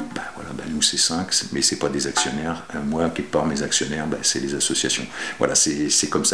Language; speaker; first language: French; native; French